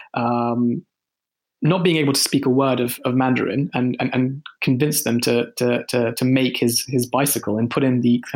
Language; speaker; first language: English; early bilingual, other home language; Hindi